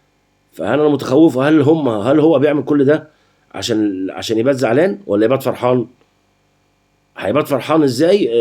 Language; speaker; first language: Arabic; native; Arabic